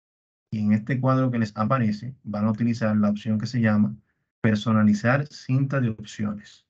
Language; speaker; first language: Spanish; native; Spanish